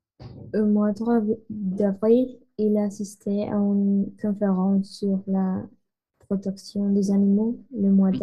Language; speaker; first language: French; non-native, learner; Spanish